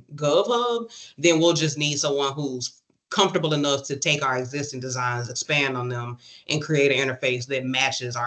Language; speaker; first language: English; native; English